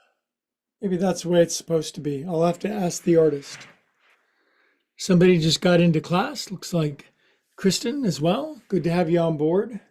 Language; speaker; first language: English; native; English